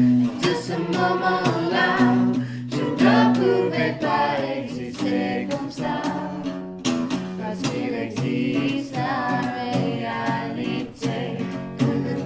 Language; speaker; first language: French; non-native, learner; English